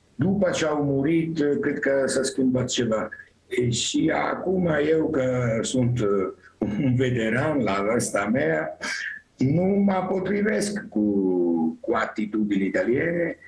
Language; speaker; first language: Romanian; non-native, fluent; Italian